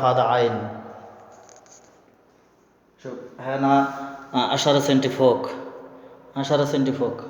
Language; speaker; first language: Arabic; non-native, learner; Bangla